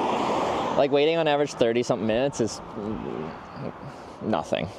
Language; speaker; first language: English; native; English